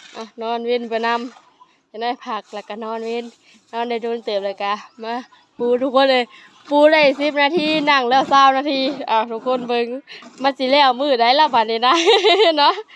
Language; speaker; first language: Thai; non-native, local second language; Northeastern Thai